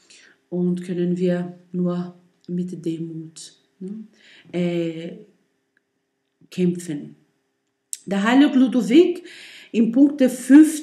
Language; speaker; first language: German; non-native, learner; Portuguese